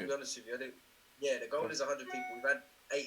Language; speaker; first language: English; native; English